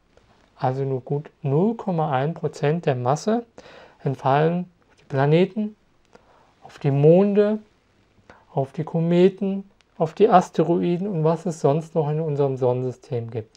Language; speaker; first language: German; native; German